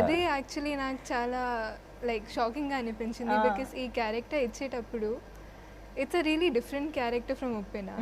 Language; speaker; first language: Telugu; non-native, learner; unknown